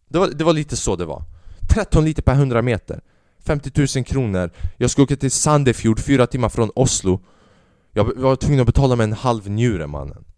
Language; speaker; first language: Swedish; early bilingual, other home language; Albanian